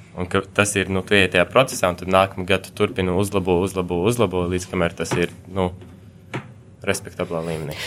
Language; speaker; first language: Latvian; early bilingual, heritage; Latvian